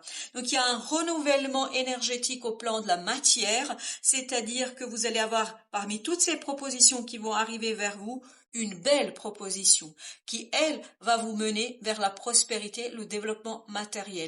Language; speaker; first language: French; native; French